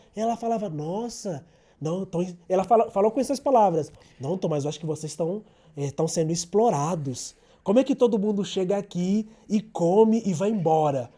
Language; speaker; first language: Portuguese; native; Portuguese